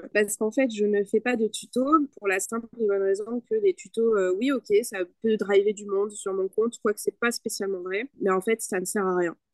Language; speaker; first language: French; non-native, fluent; Spanish